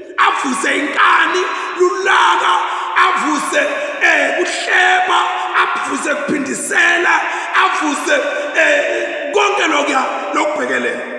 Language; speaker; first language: Zulu; non-native, local second language; Swati